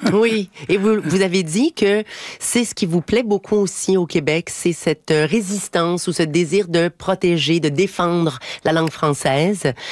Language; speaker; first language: French; native; French